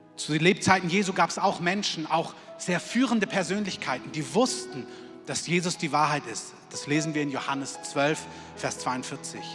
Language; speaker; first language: German; native; German